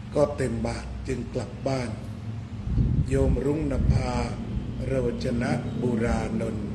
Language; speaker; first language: Thai; native; Thai